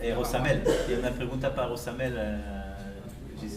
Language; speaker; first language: Spanish; native; Spanish